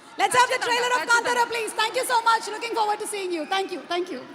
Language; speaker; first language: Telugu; non-native, learner; Kannada